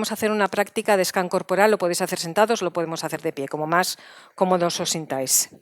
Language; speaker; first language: Spanish; native; Spanish